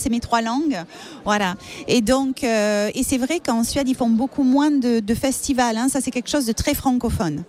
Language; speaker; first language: French; native; French